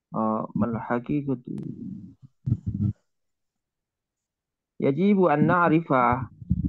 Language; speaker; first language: Arabic; non-native, learner; Indonesian